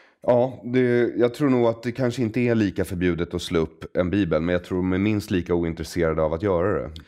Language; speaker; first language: Swedish; native; Swedish